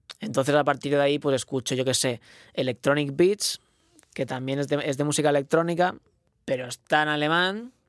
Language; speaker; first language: Spanish; non-native, local second language; Catalan